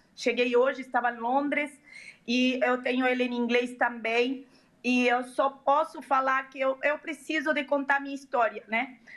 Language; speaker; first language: Portuguese; non-native, fluent; Arabic